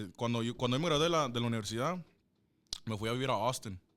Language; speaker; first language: Spanish; early bilingual, heritage; Spanish